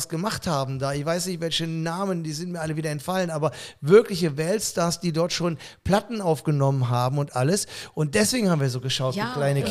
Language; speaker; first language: German; native; German